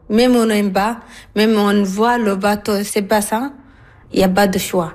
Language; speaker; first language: French; non-native, learner; Arabic